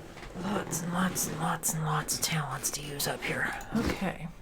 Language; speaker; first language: English; native; English